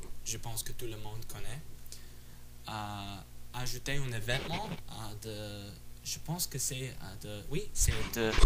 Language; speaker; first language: French; non-native, fluent; English